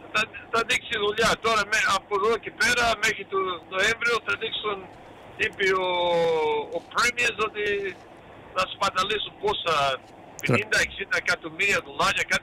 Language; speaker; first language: Greek; early bilingual, heritage; Greek